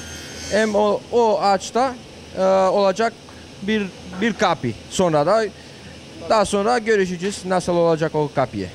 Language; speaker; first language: Turkish; non-native, local second language; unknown